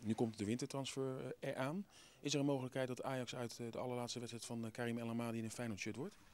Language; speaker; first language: Dutch; native; Dutch